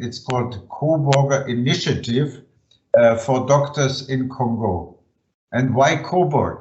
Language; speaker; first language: English; non-native, fluent; German